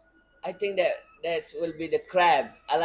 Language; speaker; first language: English; non-native, learner; Indonesian